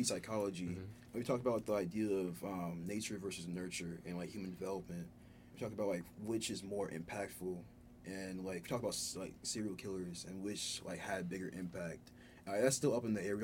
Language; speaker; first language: English; early bilingual, other home language; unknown